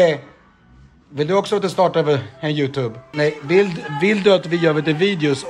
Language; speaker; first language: Swedish; native; Swedish